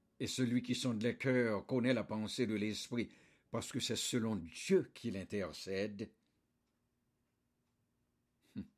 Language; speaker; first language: French; non-native, local second language; Haitian Creole